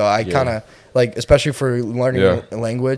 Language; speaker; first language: English; non-native, fluent; Ukrainian